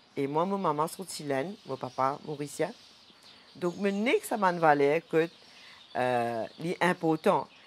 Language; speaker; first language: French; non-native, local second language; Morisyen